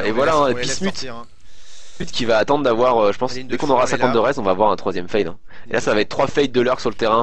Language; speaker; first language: French; native; French